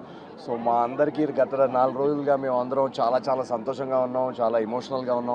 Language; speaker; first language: Telugu; native; Telugu